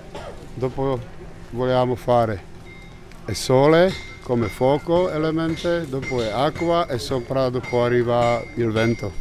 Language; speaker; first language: Italian; non-native, learner; Czech